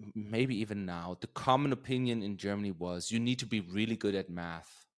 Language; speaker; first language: English; non-native, fluent; German